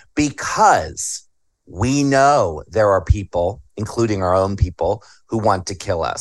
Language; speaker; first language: English; native; English